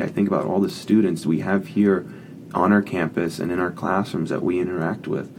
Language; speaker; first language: English; native; English